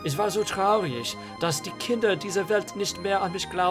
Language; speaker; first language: German; non-native, learner; English